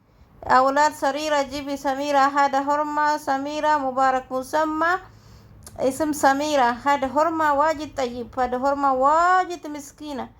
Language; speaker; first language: Arabic; non-native, learner; Oromo